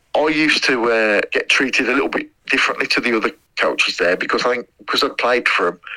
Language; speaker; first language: English; native; English